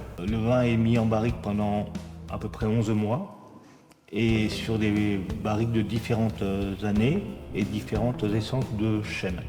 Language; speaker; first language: French; native; French